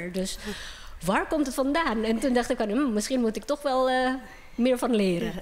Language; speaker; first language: Dutch; non-native, fluent; Indonesian